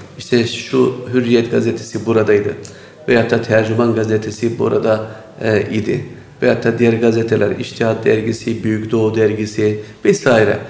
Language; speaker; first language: Turkish; native; Turkish